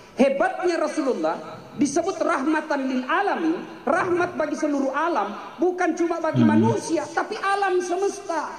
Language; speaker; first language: Malay; non-native, local second language; Buginese